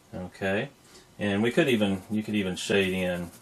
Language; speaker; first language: English; native; English